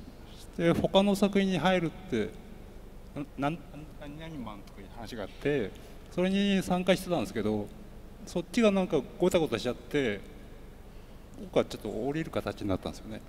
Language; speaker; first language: Japanese; native; Japanese